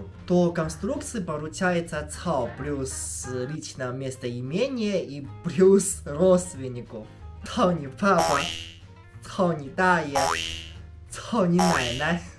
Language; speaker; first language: Russian; non-native, fluent; Chinese